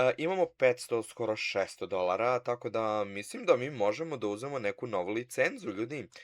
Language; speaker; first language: Bosnian; early bilingual, heritage; Bosnian